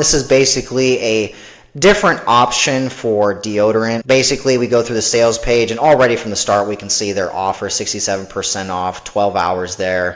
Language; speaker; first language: English; native; English